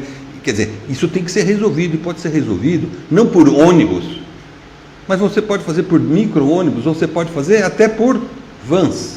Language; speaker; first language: Portuguese; native; Portuguese